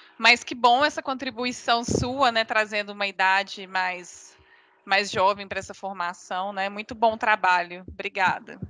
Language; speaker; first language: Portuguese; native; Portuguese